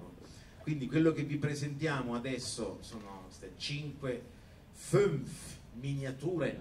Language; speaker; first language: Italian; native; Italian